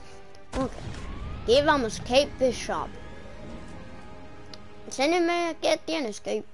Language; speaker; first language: Spanish; early bilingual, heritage; English